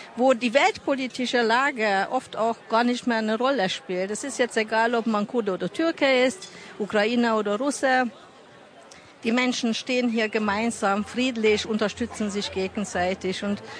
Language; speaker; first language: German; non-native, fluent; Hungarian